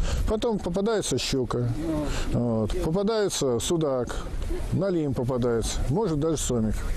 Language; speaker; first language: Russian; native; Russian